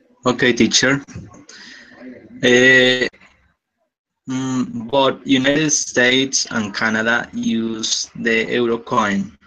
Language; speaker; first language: English; non-native, learner; Spanish